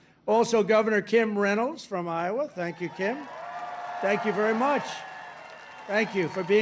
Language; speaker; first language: English; native; English